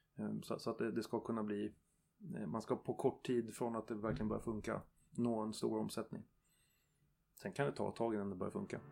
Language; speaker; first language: Swedish; native; Swedish